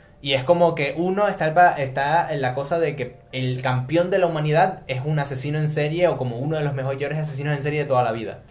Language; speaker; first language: Spanish; native; Spanish